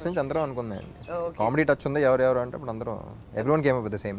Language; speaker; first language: Telugu; native; Telugu